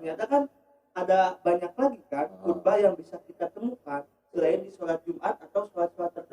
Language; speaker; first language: Indonesian; native; Indonesian